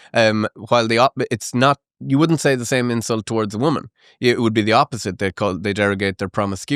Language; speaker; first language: English; native; English